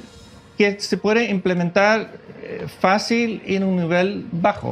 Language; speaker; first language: Spanish; non-native, fluent; Dutch